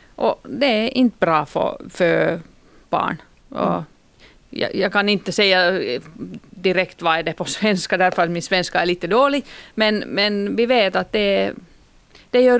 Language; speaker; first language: Swedish; non-native, local second language; Finnish